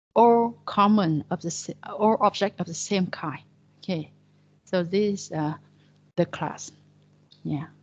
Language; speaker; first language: English; non-native, fluent; Vietnamese